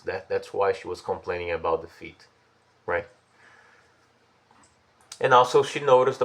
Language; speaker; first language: English; non-native, fluent; Portuguese